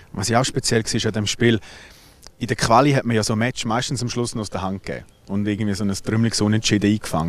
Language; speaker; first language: German; native; German